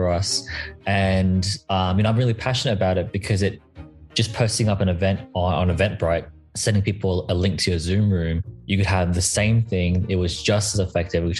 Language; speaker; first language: English; native; English